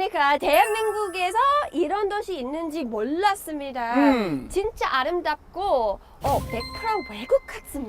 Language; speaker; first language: Korean; non-native, learner; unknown